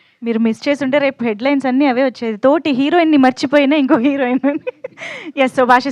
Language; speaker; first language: Telugu; native; Telugu